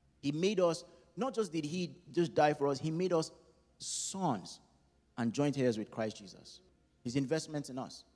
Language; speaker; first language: English; non-native, local second language; Yoruba